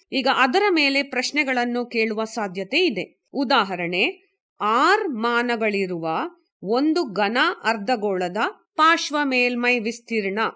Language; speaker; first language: Kannada; native; Kannada